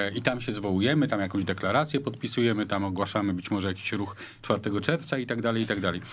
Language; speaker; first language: Polish; native; Polish